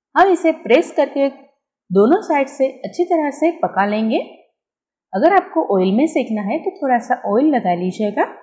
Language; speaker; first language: Hindi; non-native, local second language; Gujarati